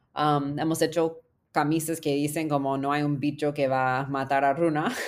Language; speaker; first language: Spanish; non-native, fluent; English